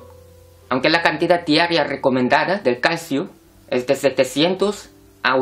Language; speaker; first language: Spanish; non-native, fluent; Korean